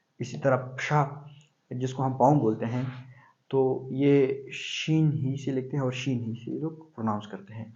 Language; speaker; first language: Urdu; non-native, local second language; Pashto